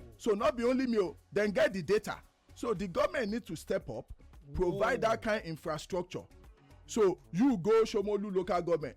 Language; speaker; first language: Nigerian Pidgin; native; Nigerian Pidgin